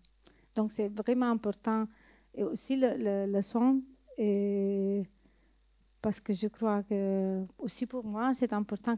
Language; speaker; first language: French; non-native, learner; Italian